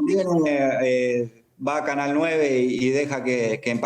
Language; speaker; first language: Spanish; native; Spanish